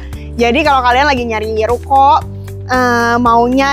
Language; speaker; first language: Indonesian; native; Indonesian